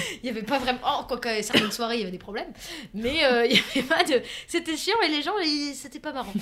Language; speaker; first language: French; native; French